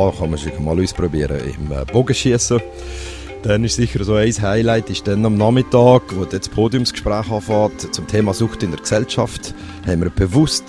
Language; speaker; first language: German; native; German